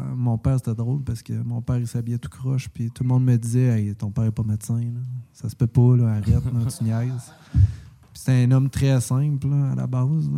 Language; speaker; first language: French; native; French